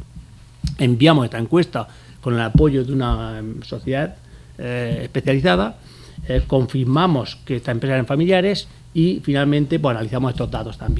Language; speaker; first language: Spanish; native; Spanish